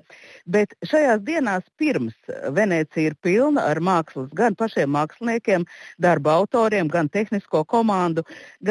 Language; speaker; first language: Latvian; native; Latvian